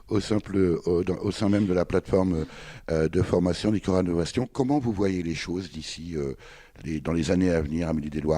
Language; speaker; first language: French; native; French